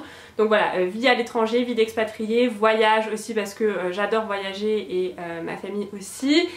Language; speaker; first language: French; native; French